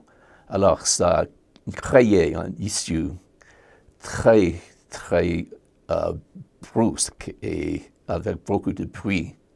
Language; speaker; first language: French; non-native, learner; English